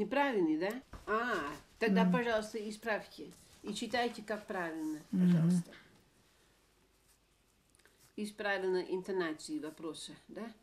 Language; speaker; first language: Russian; non-native, fluent; Dutch